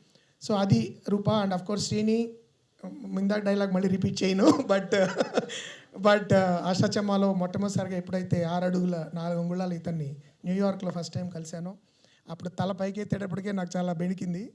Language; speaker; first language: Telugu; native; Telugu